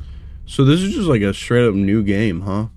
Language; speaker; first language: English; native; English